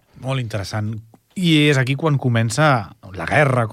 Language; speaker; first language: Catalan; native; Catalan